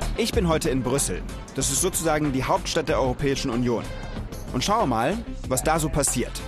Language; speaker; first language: German; native; German